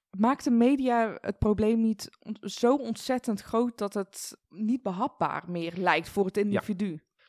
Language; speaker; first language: Dutch; early bilingual, other home language; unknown